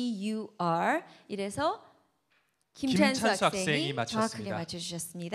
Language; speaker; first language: Korean; native; Korean